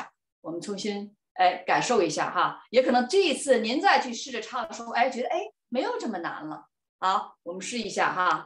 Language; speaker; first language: Chinese; native; Chinese